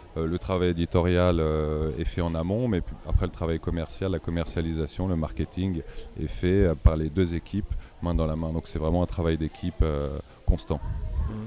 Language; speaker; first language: French; native; French